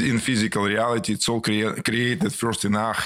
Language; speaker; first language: English; non-native, fluent; Ukrainian